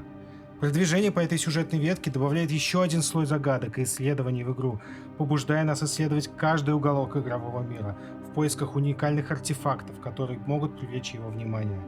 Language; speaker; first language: Russian; native; Russian